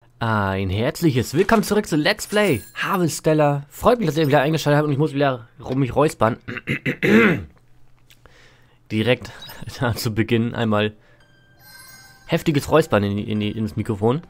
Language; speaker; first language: German; native; German